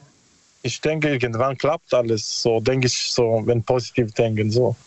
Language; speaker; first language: German; non-native, learner; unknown